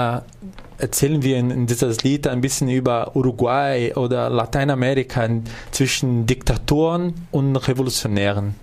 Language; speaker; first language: German; non-native, fluent; Portuguese